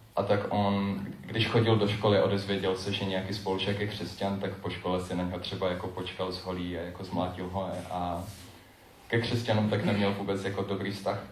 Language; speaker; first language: Czech; native; Czech